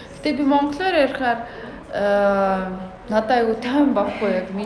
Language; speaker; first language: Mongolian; early bilingual, heritage; Mongolian